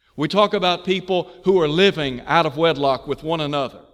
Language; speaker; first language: English; native; English